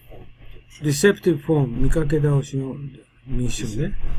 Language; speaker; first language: Japanese; native; Japanese